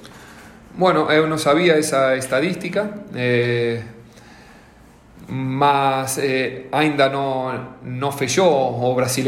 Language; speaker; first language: Portuguese; non-native, learner; Spanish